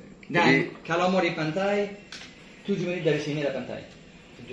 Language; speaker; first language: Indonesian; non-native, fluent; English